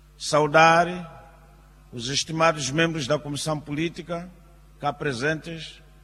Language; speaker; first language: Portuguese; non-native, local second language; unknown